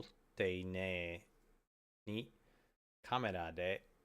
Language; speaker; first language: Japanese; non-native, learner; English